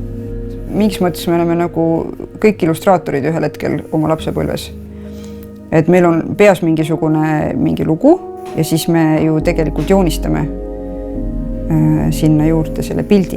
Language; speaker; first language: Estonian; native; Estonian